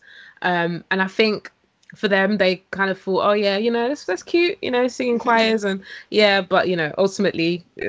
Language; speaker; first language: English; native; English